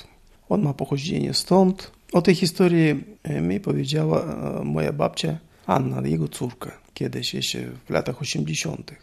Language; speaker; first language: Polish; non-native, learner; Russian